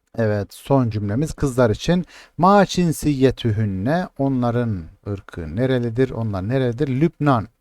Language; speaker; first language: Turkish; native; Turkish